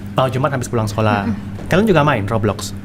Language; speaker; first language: Indonesian; native; Indonesian